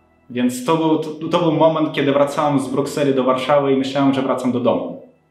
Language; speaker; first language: Polish; non-native, fluent; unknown